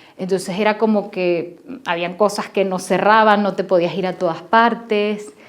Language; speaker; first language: Spanish; native; Spanish